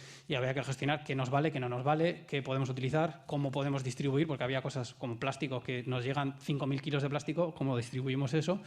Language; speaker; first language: Spanish; native; Spanish